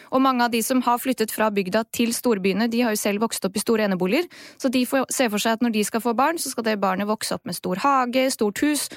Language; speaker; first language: Norwegian; early bilingual, other home language; Bosnian